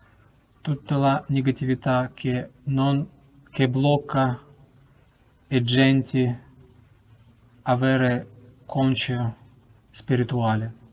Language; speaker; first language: Italian; non-native, learner; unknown